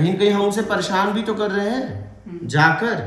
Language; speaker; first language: Hindi; native; Hindi